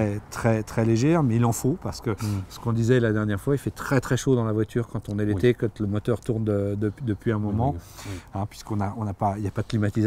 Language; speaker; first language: French; native; French